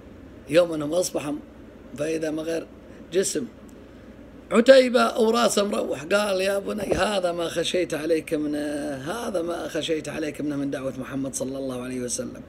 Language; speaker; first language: Arabic; native; Arabic